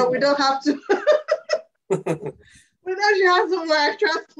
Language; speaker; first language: English; non-native, local second language; Krio